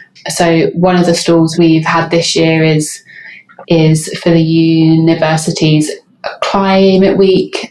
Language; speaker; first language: English; native; English